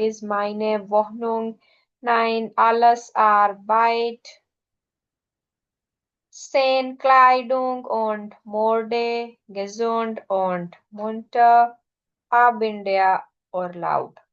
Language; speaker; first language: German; non-native, learner; Urdu